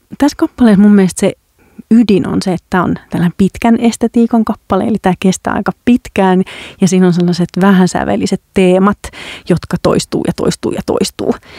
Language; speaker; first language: Finnish; native; Finnish